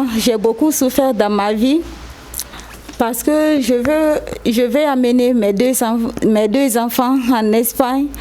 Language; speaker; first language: French; non-native, local second language; Susu